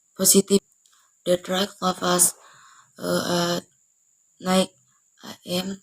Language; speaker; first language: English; non-native, learner; Indonesian